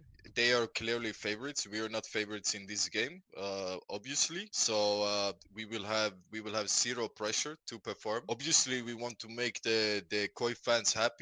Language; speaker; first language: English; non-native, fluent; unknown